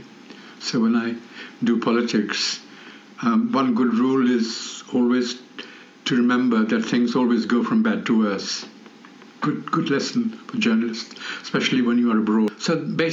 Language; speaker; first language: English; non-native, local second language; Bangla